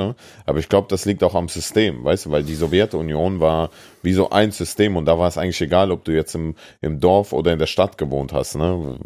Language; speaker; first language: German; early bilingual, other home language; Russian